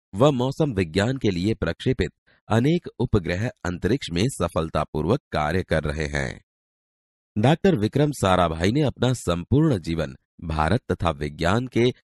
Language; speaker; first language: Hindi; non-native, local second language; Gujarati